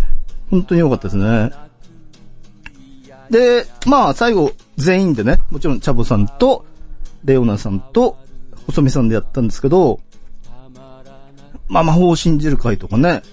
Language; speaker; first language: Japanese; native; Japanese